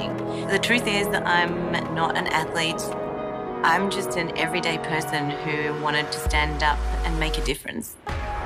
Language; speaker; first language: English; native; English